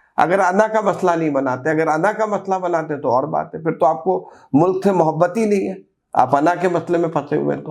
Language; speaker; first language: Urdu; native; Urdu